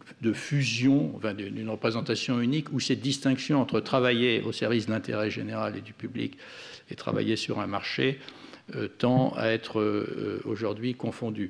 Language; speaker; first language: French; native; French